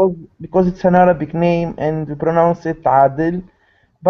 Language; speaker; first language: English; non-native, learner; Arabic